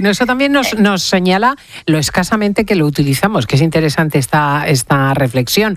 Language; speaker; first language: Spanish; native; Spanish